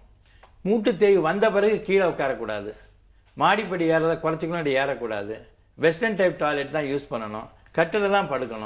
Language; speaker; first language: Tamil; native; Tamil